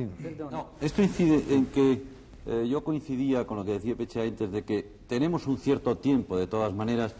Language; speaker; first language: Spanish; native; Spanish